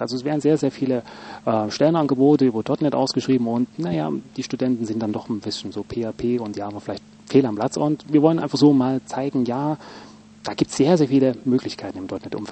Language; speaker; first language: German; native; German